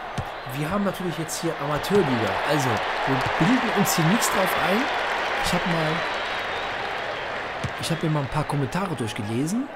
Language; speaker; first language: German; native; German